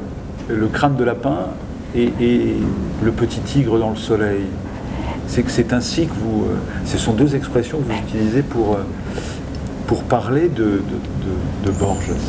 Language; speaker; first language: French; native; French